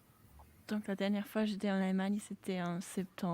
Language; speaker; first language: French; non-native, fluent; German